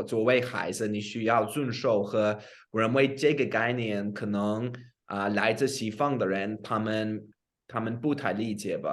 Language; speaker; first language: Chinese; non-native, fluent; English